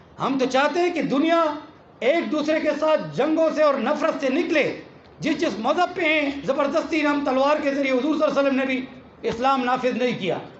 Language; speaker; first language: Urdu; non-native, local second language; Pashto